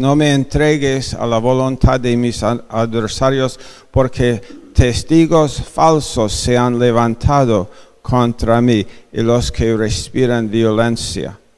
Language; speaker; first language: Spanish; non-native, fluent; English